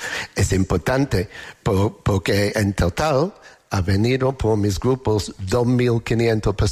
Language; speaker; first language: Spanish; non-native, learner; English